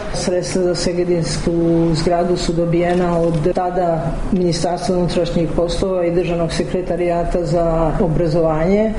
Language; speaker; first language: Serbian; early bilingual, heritage; Serbian